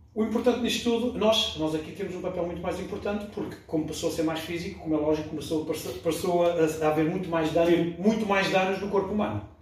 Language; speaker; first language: Portuguese; early bilingual, other home language; French